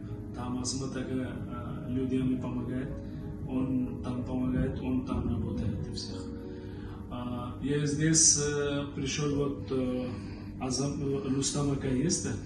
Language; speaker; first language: Russian; non-native, learner; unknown